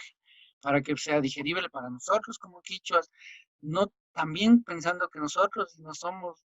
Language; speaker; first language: Spanish; non-native, local second language; Quechua